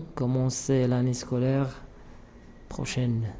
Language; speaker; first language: French; non-native, local second language; Arabic